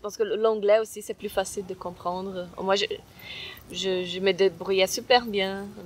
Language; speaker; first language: French; non-native, fluent; Portuguese